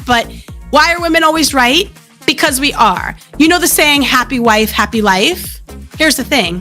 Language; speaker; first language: English; native; English